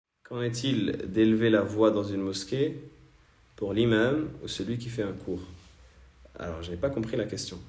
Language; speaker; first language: French; native; French